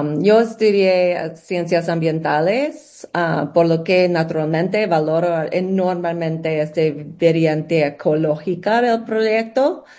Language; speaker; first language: Spanish; non-native, learner; English